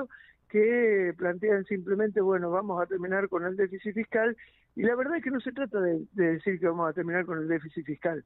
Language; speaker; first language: Spanish; native; Spanish